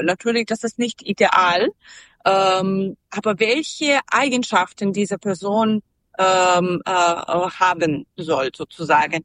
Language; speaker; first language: German; non-native, fluent; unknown